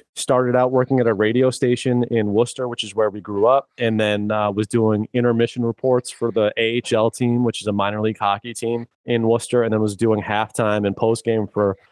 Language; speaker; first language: English; native; English